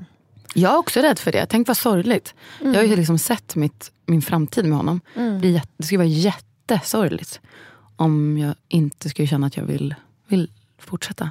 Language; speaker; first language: Swedish; native; Swedish